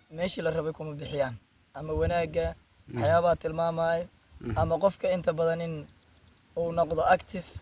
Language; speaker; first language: Somali; native; Somali